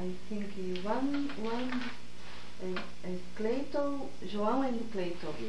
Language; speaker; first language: English; non-native, learner; Portuguese